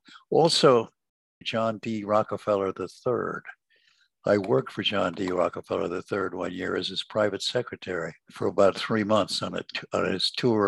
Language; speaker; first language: English; native; English